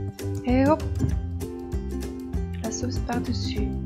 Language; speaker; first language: French; non-native, fluent; Korean